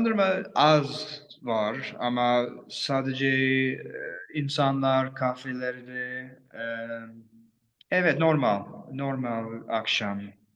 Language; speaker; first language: Turkish; non-native, learner; English